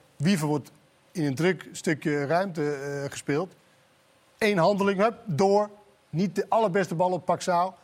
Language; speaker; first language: Dutch; non-native, fluent; Danish